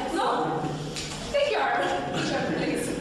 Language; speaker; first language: English; non-native, learner; Portuguese